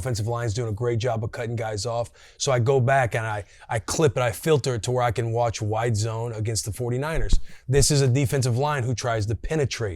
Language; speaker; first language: English; native; English